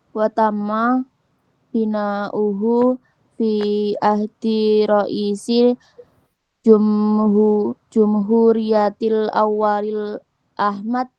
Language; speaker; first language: Arabic; non-native, learner; Indonesian